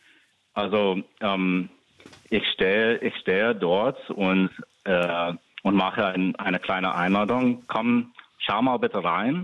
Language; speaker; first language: German; non-native, fluent; English